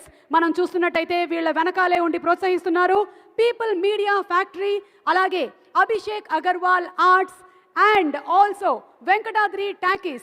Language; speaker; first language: Telugu; native; Telugu